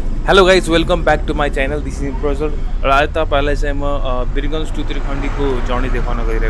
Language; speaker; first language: Nepali; native; Nepali